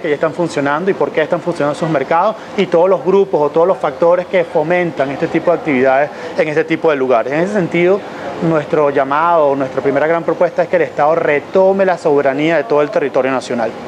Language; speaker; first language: Spanish; native; Spanish